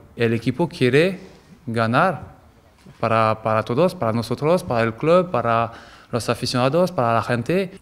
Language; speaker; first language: Spanish; non-native, learner; French